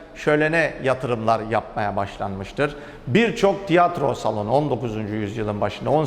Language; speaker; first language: Turkish; native; Turkish